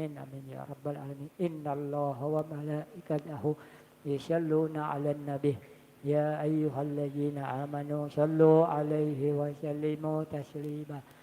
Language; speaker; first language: Indonesian; non-native, local second language; Banjar